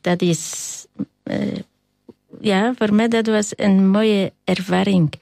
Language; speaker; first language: Dutch; non-native, learner; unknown